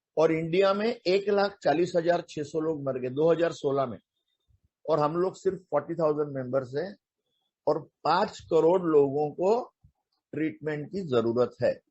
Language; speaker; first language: Hindi; non-native, local second language; Marathi